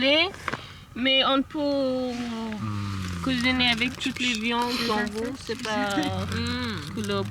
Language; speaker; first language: French; non-native, learner; Persian